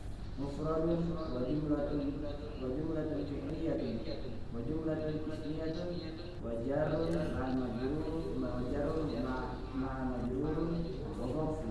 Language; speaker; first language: Arabic; non-native, learner; Indonesian